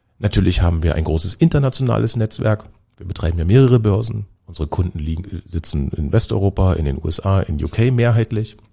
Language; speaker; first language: German; native; German